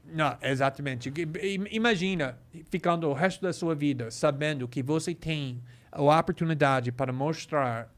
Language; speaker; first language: Portuguese; non-native, fluent; English